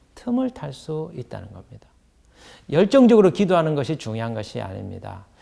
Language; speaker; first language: Korean; native; Korean